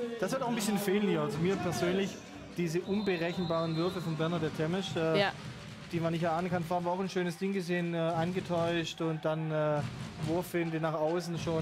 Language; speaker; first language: German; native; German